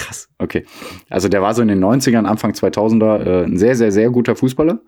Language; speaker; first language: German; native; German